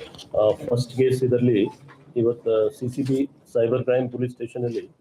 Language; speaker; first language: Kannada; non-native, fluent; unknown